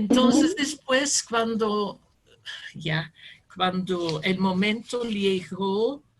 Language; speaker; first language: Spanish; non-native, fluent; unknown